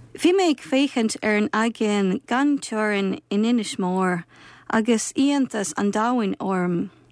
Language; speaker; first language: Irish; non-native, fluent; Ukrainian